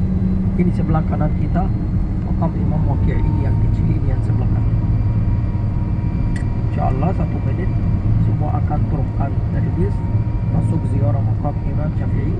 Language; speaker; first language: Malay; non-native, fluent; Arabic